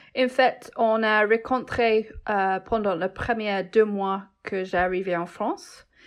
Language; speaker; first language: French; non-native, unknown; English